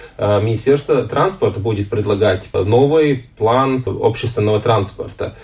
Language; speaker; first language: Russian; non-native, local second language; Latvian